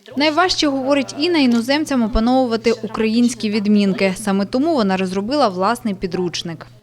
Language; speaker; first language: Ukrainian; native; Ukrainian